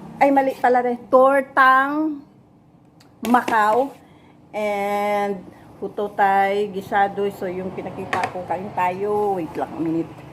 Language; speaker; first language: Filipino; non-native, local second language; Cebuano